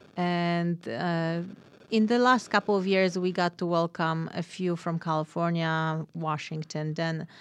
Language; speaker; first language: English; non-native, fluent; Polish